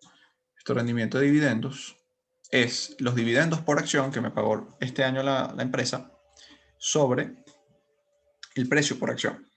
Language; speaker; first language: Spanish; native; Spanish